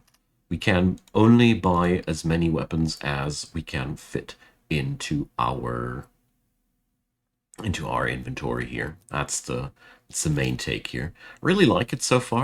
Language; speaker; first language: English; non-native, fluent; German